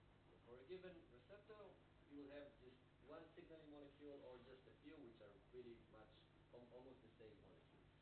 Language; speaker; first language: English; non-native, fluent; Hebrew